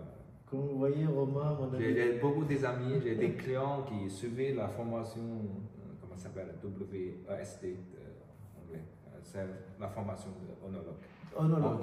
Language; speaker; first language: French; non-native, learner; Chinese